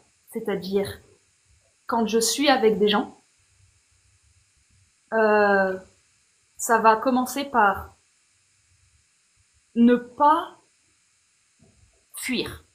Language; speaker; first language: French; native; French